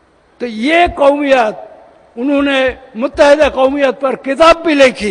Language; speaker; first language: Urdu; non-native, fluent; Bangla